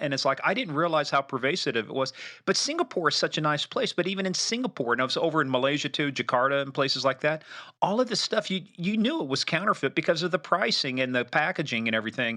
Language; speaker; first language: English; native; English